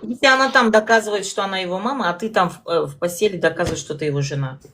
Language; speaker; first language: Russian; non-native, local second language; Kazakh